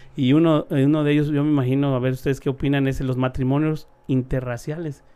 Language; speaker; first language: Spanish; native; Spanish